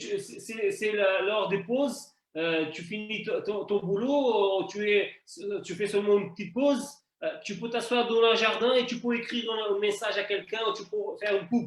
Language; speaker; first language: French; non-native, fluent; Portuguese